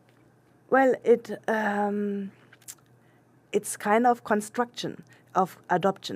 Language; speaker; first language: English; non-native, local second language; German